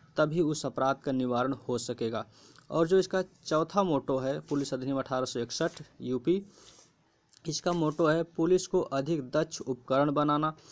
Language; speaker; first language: Hindi; native; Hindi